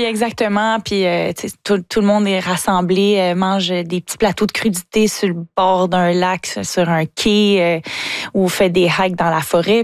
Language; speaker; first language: French; native; French